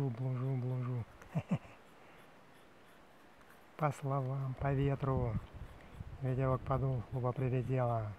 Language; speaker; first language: Russian; native; Russian